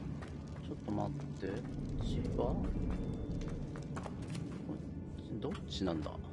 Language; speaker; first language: Japanese; native; Japanese